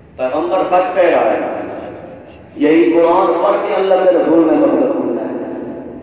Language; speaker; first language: Urdu; non-native, local second language; Saraiki